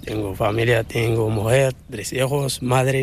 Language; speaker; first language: Spanish; non-native, learner; Arabic